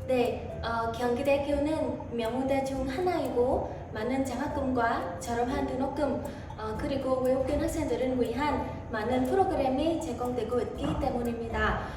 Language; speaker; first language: Korean; non-native, fluent; Vietnamese